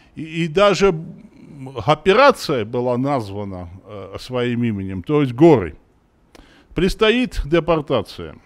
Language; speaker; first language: Russian; non-native, local second language; Armenian